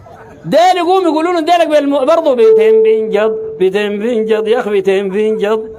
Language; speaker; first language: Arabic; native; Arabic